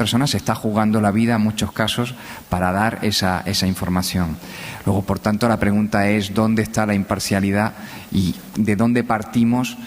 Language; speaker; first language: Spanish; native; Spanish